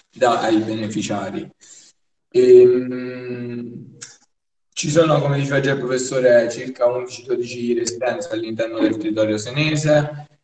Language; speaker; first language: Italian; native; Italian